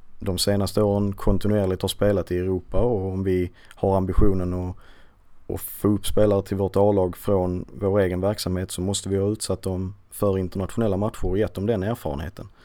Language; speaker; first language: Swedish; native; Swedish